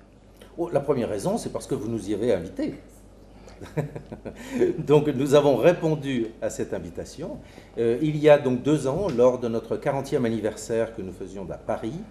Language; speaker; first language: French; native; French